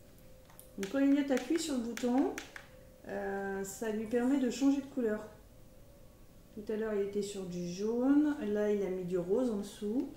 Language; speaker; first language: French; native; French